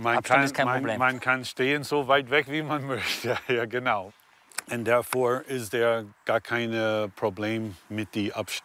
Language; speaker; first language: German; native; German